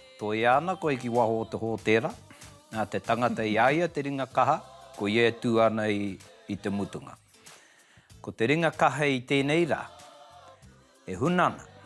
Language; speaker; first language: Māori; native; Māori